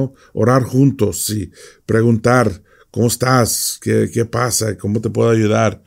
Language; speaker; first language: Spanish; non-native, fluent; English